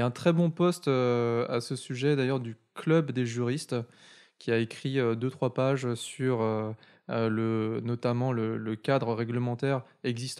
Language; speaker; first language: French; native; French